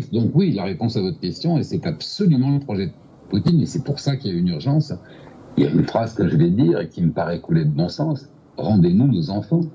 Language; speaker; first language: French; native; French